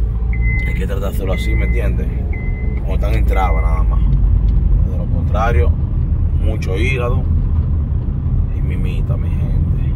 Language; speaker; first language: Spanish; native; Spanish